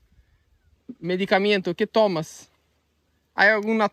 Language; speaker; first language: Spanish; non-native, learner; Portuguese